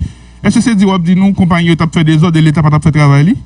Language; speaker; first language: French; non-native, local second language; Haitian Creole